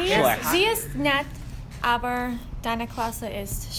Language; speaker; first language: German; non-native, learner; English